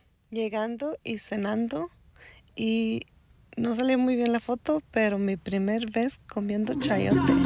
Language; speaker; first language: Spanish; native; Spanish